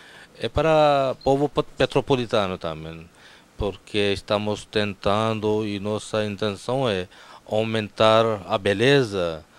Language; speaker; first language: Portuguese; non-native, fluent; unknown